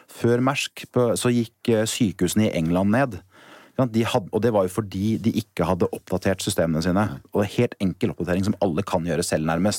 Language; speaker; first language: Norwegian; native; Norwegian